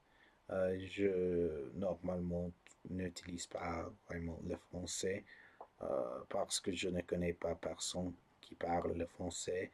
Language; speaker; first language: French; non-native, learner; English